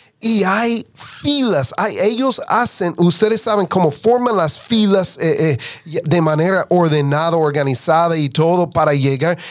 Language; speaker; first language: Spanish; non-native, fluent; English